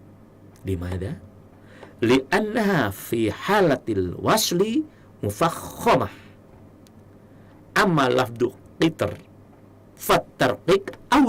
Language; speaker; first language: Arabic; non-native, fluent; Indonesian